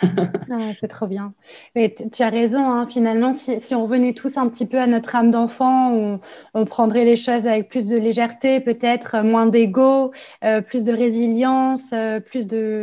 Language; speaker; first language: French; native; French